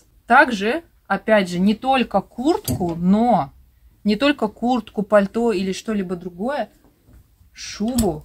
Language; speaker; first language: Russian; native; Russian